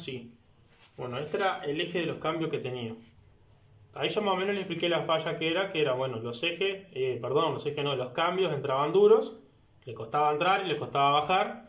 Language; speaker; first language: Spanish; native; Spanish